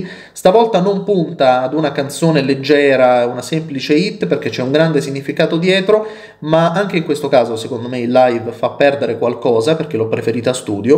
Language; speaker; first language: Italian; native; Italian